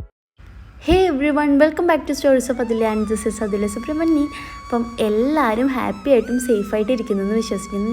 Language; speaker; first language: Malayalam; native; Malayalam